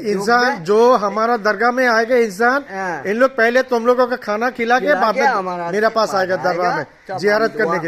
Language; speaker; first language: Hindi; non-native, fluent; Bangla